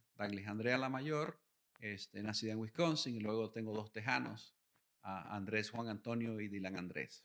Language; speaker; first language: Spanish; native; Spanish